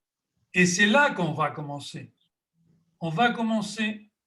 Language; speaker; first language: French; non-native, fluent; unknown